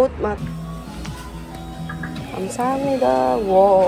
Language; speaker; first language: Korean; non-native, learner; Filipino